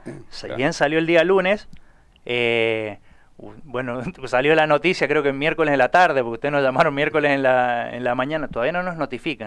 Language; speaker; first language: Spanish; native; Spanish